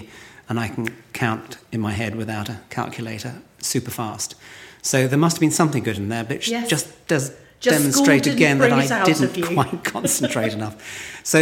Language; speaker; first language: English; native; English